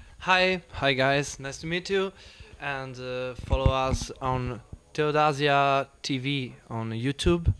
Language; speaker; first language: English; non-native, learner; Italian